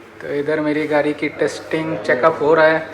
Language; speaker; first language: Hindi; native; Hindi